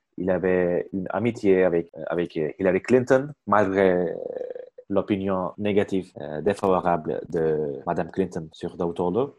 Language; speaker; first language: French; non-native, fluent; Turkish